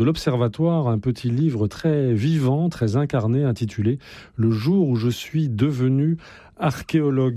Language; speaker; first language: French; native; French